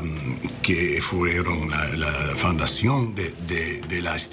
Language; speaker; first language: Spanish; non-native, learner; English